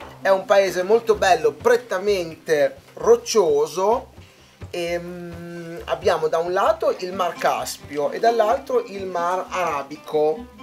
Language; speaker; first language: Italian; non-native, fluent; Persian